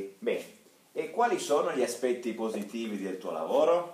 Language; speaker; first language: Italian; non-native, fluent; Russian